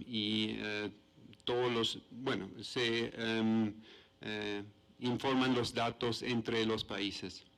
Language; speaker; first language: Spanish; non-native, fluent; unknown